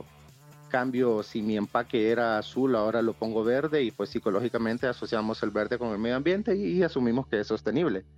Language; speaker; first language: Spanish; native; Spanish